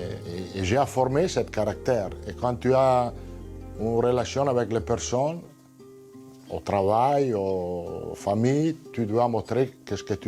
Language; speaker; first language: French; non-native, fluent; Italian